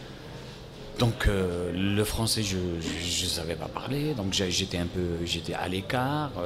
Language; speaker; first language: French; non-native, local second language; Arabic